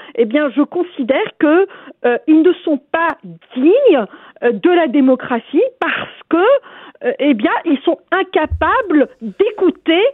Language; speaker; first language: French; non-native, local second language; Arabic